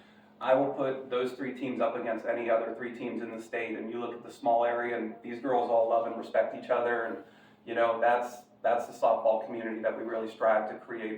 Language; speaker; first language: English; native; English